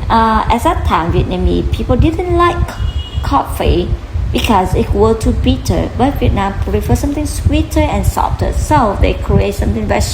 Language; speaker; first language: English; non-native, learner; Vietnamese